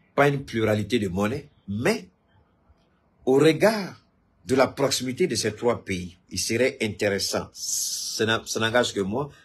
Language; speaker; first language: French; non-native, local second language; Bambara